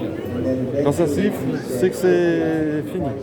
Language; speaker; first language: French; native; French